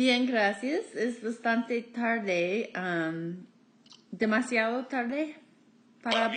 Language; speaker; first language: Spanish; non-native, fluent; English